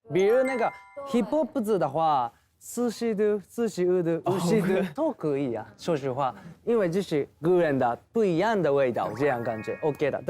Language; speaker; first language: Chinese; non-native, learner; Japanese